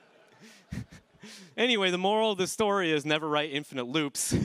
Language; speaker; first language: English; native; English